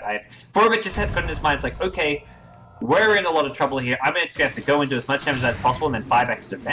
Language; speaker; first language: English; native; English